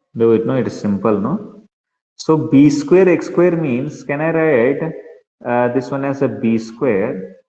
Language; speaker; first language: English; non-native, local second language; Kannada